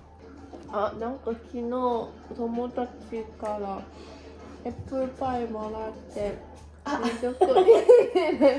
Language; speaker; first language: Japanese; non-native, fluent; Korean